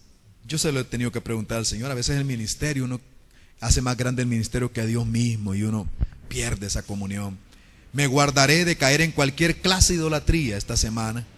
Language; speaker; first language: Spanish; native; Spanish